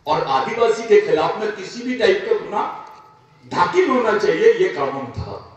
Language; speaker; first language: Hindi; non-native, local second language; Marathi